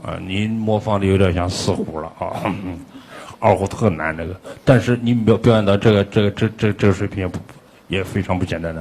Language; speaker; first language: Chinese; non-native, local second language; Uyghur